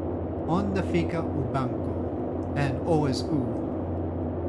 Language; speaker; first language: Portuguese; non-native, learner; English